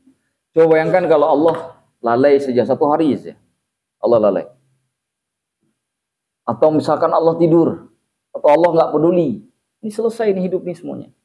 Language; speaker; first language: Indonesian; native; Indonesian